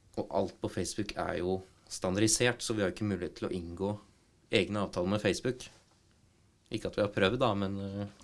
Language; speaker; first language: Norwegian; native; Norwegian